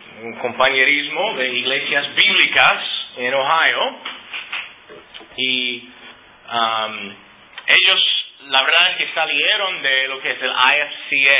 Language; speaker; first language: Spanish; non-native, fluent; English